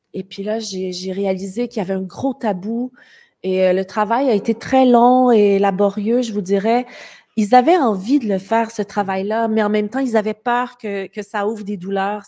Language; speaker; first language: French; native; French